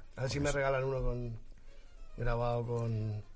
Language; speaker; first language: Spanish; native; Spanish